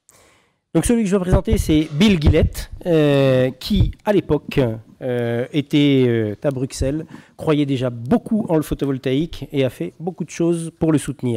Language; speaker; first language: French; native; French